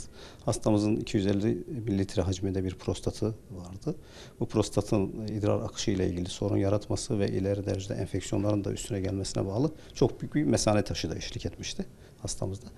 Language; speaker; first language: Turkish; native; Turkish